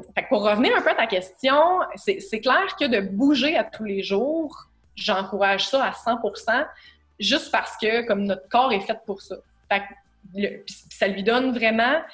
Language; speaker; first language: French; native; French